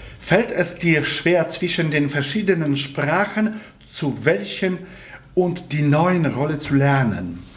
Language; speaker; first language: German; non-native, fluent; Polish